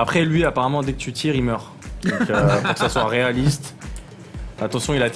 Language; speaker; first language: French; native; French